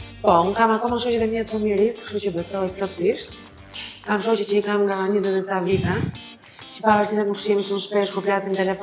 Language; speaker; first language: Albanian; native; Albanian